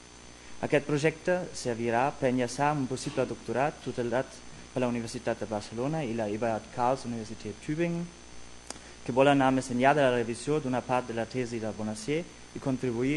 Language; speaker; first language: Catalan; non-native, fluent; German